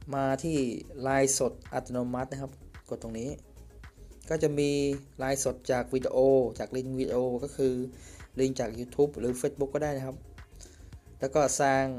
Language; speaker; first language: Thai; non-native, fluent; Khmer